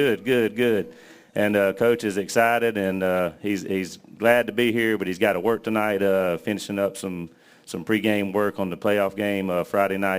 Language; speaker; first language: English; native; English